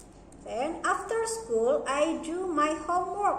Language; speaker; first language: English; non-native, learner; Indonesian